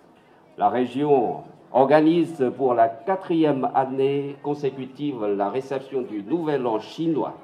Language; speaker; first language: French; non-native, fluent; Chinese